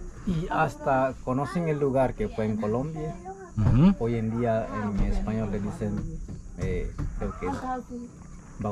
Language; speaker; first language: Spanish; non-native, local second language; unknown